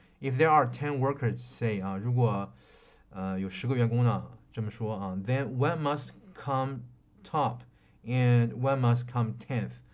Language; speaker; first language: English; non-native, fluent; Chinese